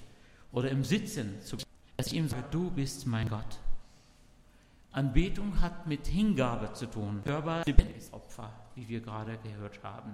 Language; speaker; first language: German; non-native, learner; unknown